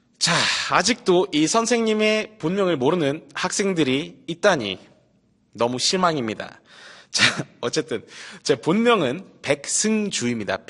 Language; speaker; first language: Korean; early bilingual, heritage; Russian